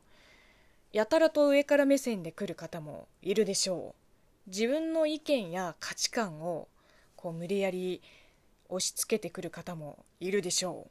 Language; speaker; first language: Japanese; non-native, fluent; Chinese